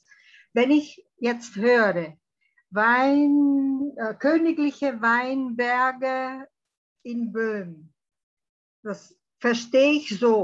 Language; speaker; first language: German; early bilingual, heritage; German